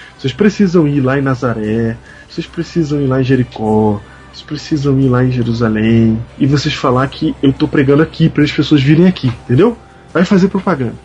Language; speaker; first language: Portuguese; native; Portuguese